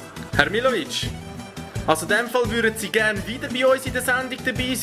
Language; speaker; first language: German; native; German